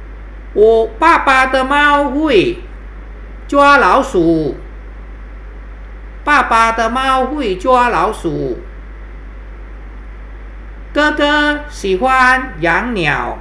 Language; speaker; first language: Chinese; non-native, fluent; Thai